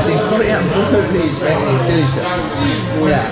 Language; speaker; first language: English; non-native, learner; Korean